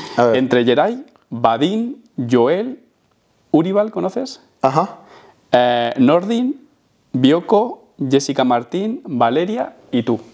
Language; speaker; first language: Spanish; native; Spanish